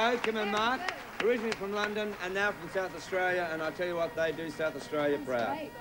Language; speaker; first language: English; native; English